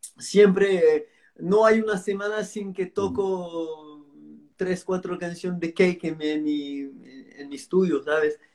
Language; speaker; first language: Spanish; non-native, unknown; French